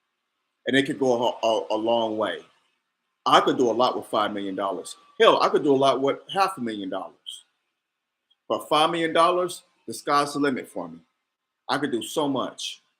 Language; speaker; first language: English; native; English